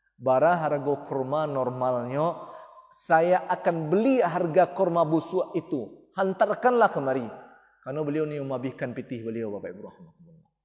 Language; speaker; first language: Malay; non-native, local second language; Minangkabau